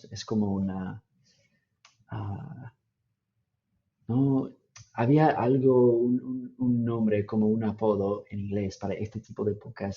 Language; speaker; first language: Spanish; non-native, fluent; English